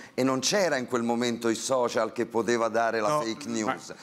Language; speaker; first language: Italian; native; Italian